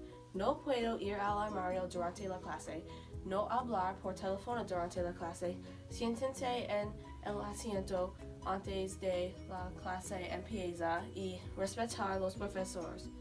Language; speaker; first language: Spanish; non-native, learner; English